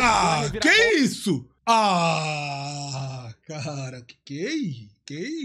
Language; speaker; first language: Portuguese; native; Portuguese